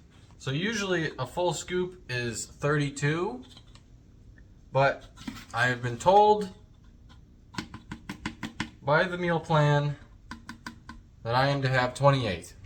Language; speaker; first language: English; native; English